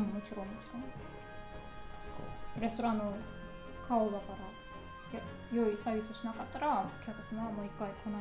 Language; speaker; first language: Japanese; non-native, learner; German